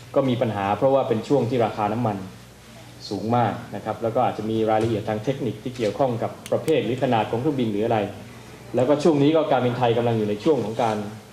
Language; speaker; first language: Thai; native; Thai